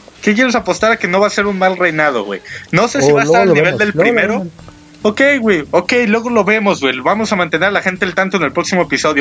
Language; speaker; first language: Spanish; native; Spanish